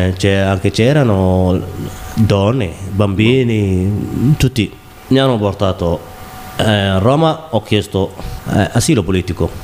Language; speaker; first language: Italian; non-native, learner; Somali